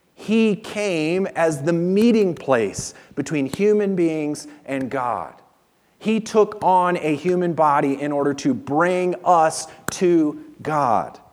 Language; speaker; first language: English; native; English